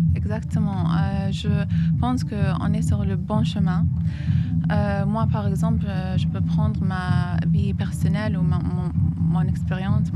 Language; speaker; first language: French; non-native, fluent; Arabic